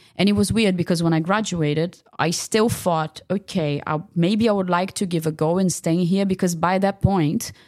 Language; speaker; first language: English; non-native, fluent; Portuguese